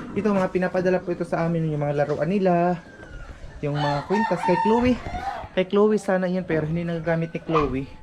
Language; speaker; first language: Filipino; non-native, local second language; Cebuano